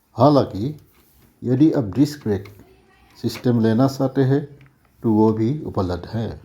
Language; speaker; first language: Hindi; non-native, local second language; Assamese